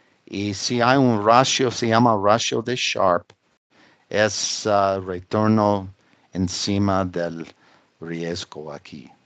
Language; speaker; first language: Spanish; non-native, fluent; English